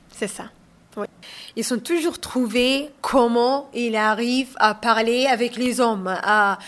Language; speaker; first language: French; non-native, fluent; Arabic